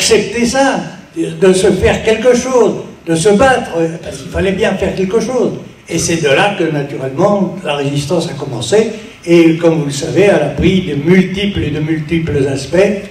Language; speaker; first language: French; native; French